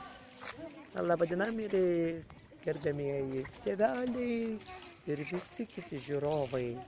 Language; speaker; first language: Lithuanian; native; Lithuanian